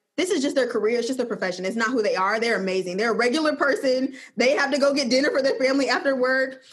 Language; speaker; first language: English; native; English